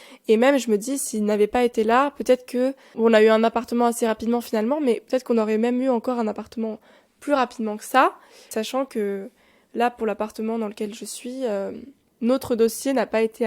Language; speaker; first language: French; native; French